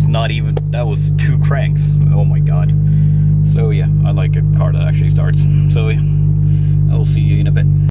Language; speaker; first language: English; non-native, fluent; Swedish